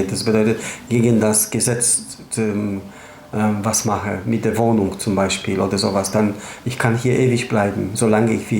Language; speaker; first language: German; non-native, fluent; Polish